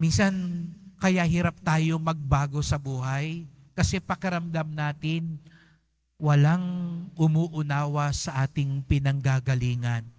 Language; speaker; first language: Filipino; native; Filipino